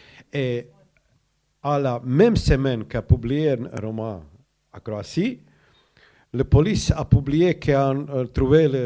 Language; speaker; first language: French; non-native, learner; Croatian